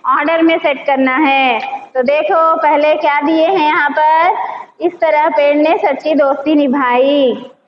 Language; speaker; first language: Hindi; non-native, local second language; Telugu